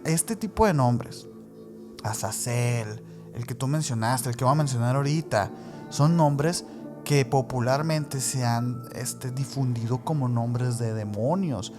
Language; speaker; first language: Spanish; native; Spanish